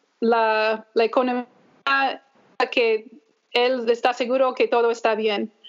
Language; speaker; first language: Spanish; early bilingual, heritage; English